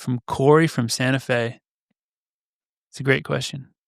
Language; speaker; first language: English; native; English